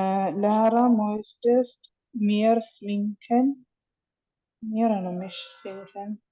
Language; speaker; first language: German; non-native, learner; Malayalam